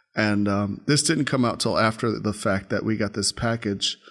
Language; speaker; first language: English; native; English